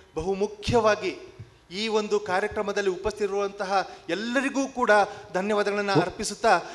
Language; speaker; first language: Kannada; non-native, local second language; Lambadi